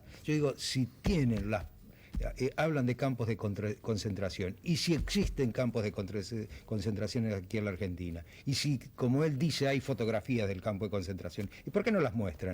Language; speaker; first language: Spanish; native; Spanish